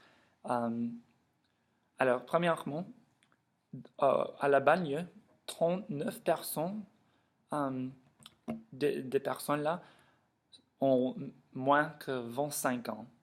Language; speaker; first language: French; non-native, learner; English